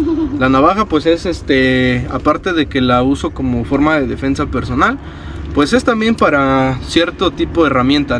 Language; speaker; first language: Spanish; native; Spanish